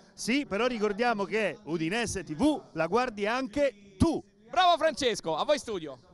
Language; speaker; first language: Italian; native; Italian